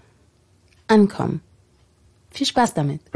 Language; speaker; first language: German; native; German